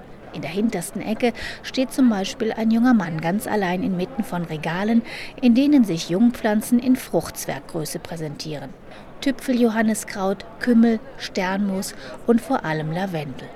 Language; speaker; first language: German; native; German